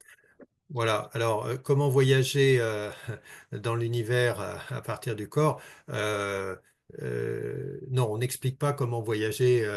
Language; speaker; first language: French; native; French